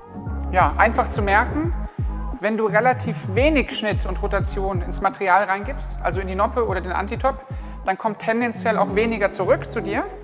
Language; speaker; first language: German; native; German